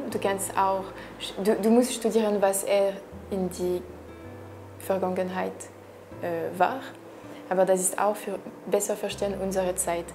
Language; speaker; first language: German; non-native, local second language; French